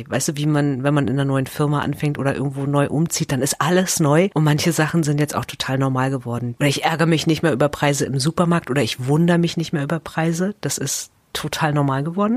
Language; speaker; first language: German; native; German